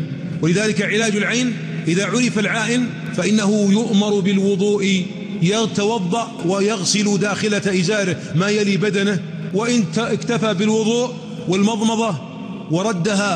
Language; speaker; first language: Arabic; native; Arabic